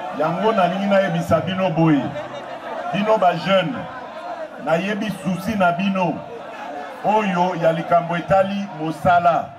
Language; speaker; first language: Lingala; non-native, local second language; Luba-Lulua